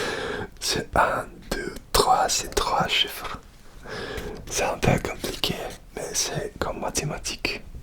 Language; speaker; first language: French; non-native, learner; Russian